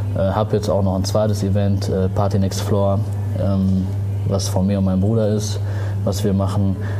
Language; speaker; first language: German; early bilingual, other home language; Arabic